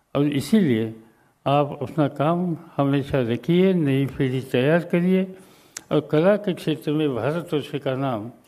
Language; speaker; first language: Hindi; non-native, local second language; Marathi